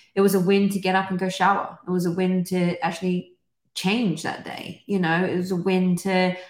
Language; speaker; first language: English; native; English